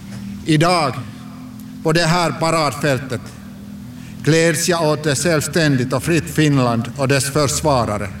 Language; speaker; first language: Swedish; non-native, local second language; Finnish